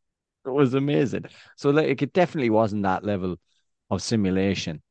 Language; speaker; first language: English; native; English